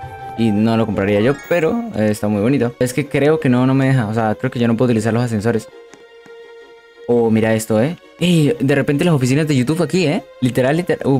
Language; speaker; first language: Spanish; native; Spanish